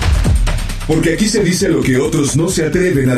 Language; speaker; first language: Spanish; native; Spanish